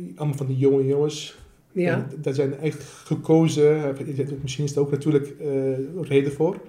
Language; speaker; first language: Dutch; early bilingual, other home language; Arabic